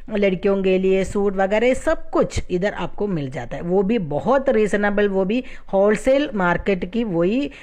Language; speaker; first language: Hindi; non-native, fluent; Tamil